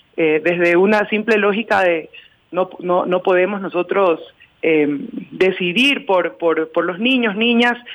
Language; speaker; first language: Spanish; native; Spanish